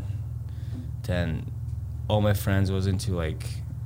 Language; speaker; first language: English; non-native, fluent; Latvian